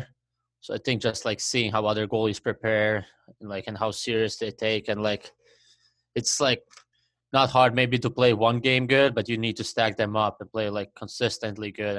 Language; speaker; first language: English; non-native, fluent; Latvian